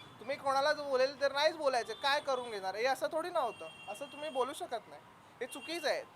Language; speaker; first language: Marathi; native; Marathi